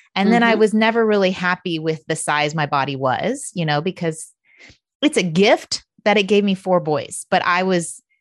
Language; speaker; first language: English; native; English